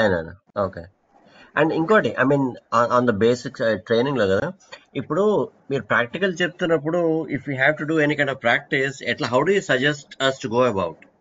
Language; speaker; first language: Telugu; native; Telugu